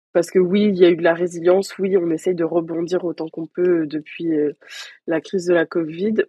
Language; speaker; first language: French; native; French